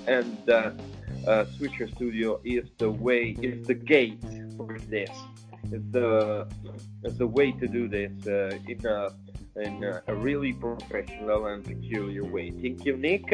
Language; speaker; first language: English; non-native, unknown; Italian